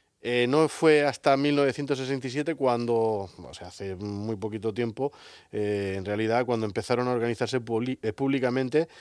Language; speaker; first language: Spanish; native; Spanish